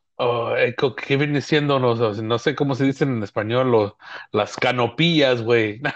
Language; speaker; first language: Spanish; early bilingual, heritage; Spanish